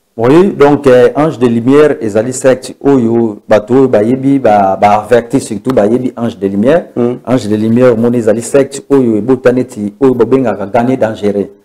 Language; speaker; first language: Lingala; non-native, local second language; Kongo